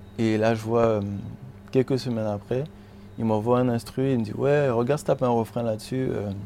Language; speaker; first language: French; native; French